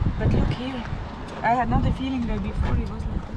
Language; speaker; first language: English; non-native, learner; Swiss German